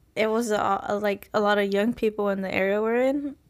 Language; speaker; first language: English; native; English